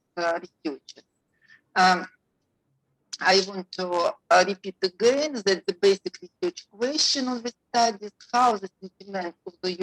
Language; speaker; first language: English; non-native, learner; Russian